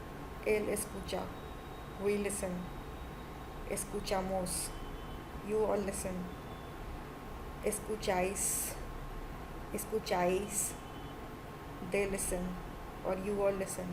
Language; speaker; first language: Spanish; non-native, fluent; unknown